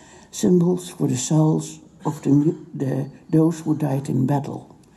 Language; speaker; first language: English; non-native, fluent; Dutch